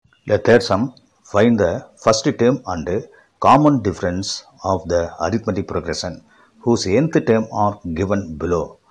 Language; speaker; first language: English; non-native, local second language; Tamil